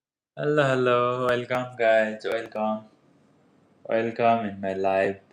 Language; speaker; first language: English; non-native, learner; Nepali